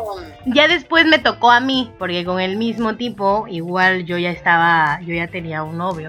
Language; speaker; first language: Spanish; native; Spanish